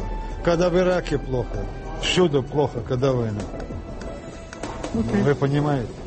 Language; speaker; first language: Russian; non-native, learner; Czech